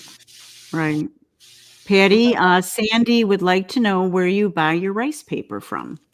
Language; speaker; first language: English; native; English